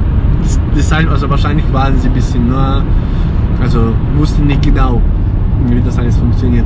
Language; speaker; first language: German; non-native, fluent; Ukrainian